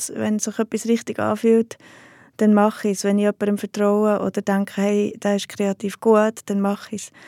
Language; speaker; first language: German; native; German